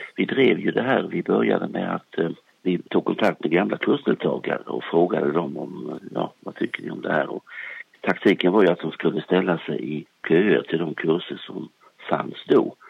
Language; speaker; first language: Swedish; native; Swedish